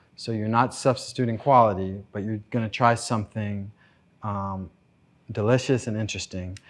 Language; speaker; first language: English; native; English